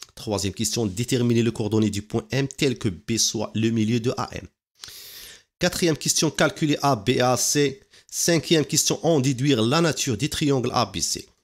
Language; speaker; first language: French; non-native, local second language; Arabic